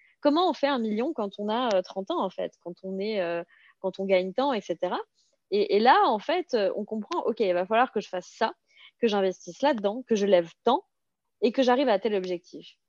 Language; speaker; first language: French; early bilingual, other home language; Serbian